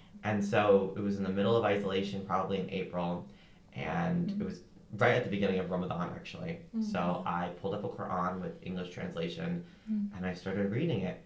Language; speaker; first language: English; native; English